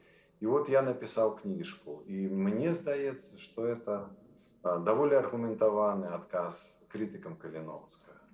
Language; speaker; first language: Belarusian; non-native, local second language; Russian